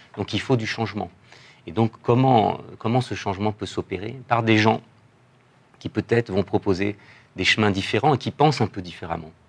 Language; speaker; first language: French; native; French